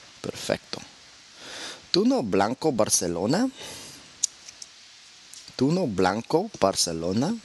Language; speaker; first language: Spanish; non-native, fluent; English